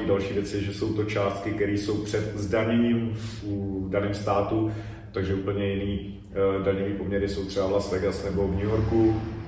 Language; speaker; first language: Czech; native; Czech